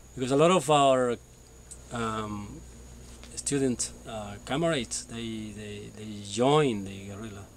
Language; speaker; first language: English; non-native, fluent; Spanish